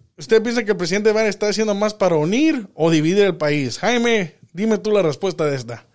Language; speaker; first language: Spanish; early bilingual, heritage; Spanish